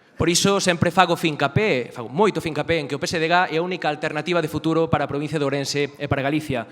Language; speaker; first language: Galician; native; Galician